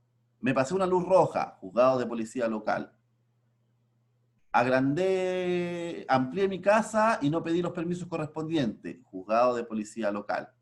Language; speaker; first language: Spanish; native; Spanish